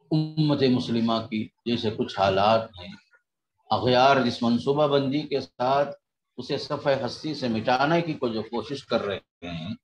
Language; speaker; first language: Urdu; native; Urdu